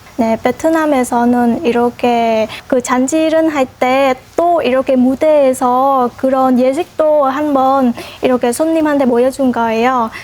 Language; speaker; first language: Korean; non-native, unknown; Vietnamese